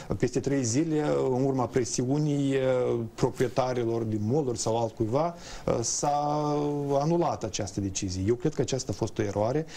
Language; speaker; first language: Romanian; native; Romanian